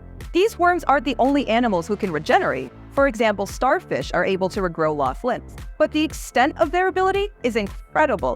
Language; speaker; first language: English; native; English